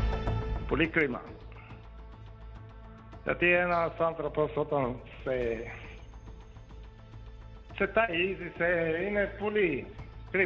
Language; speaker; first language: Greek; non-native, learner; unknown